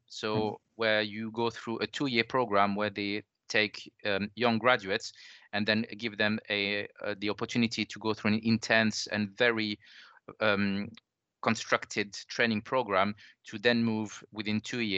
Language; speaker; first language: English; non-native, fluent; French